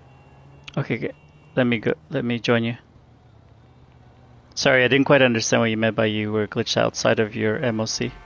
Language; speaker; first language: English; native; English